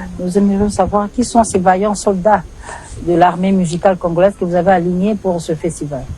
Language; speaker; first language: French; non-native, local second language; Lingala